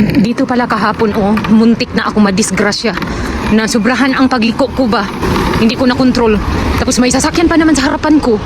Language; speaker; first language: Filipino; non-native, local second language; Cebuano